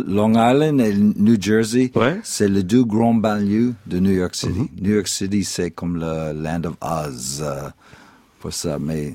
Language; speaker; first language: French; non-native, fluent; English